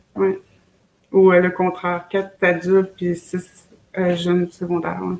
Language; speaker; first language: French; native; French